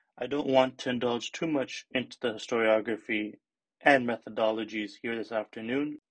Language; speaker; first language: English; early bilingual, other home language; Greek